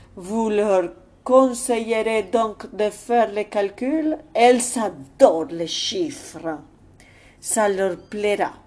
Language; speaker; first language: French; non-native, fluent; Spanish